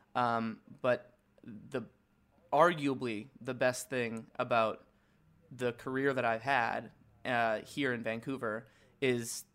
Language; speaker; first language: English; native; English